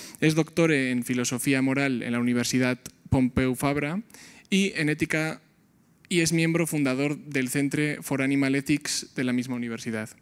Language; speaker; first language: Spanish; native; Spanish